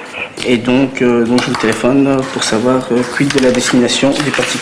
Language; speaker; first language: French; native; French